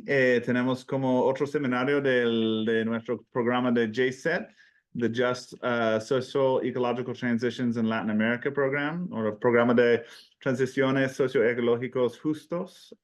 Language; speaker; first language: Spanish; non-native, fluent; English